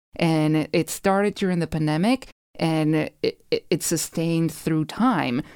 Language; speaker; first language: English; non-native, fluent; Spanish